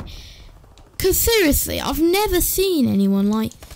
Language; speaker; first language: English; native; English